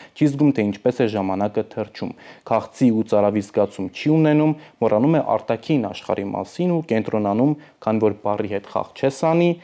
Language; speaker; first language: Armenian; native; Armenian